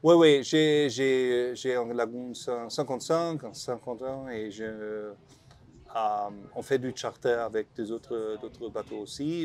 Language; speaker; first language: French; non-native, learner; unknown